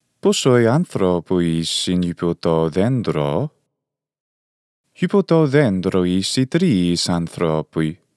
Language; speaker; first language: Greek; non-native, fluent; English